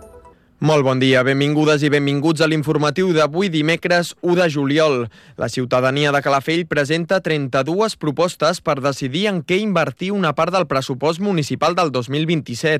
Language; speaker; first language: Catalan; native; Catalan